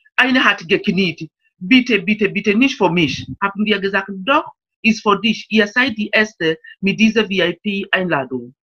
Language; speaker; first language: German; non-native, fluent; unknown